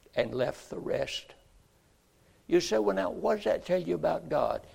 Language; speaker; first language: English; native; English